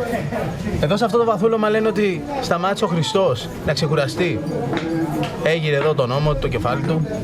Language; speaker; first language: Greek; native; Greek